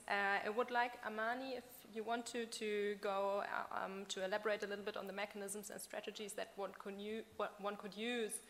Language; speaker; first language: English; non-native, fluent; German